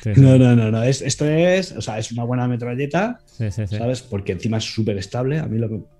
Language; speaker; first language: Spanish; native; Spanish